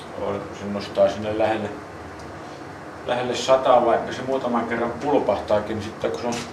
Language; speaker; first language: Finnish; native; Finnish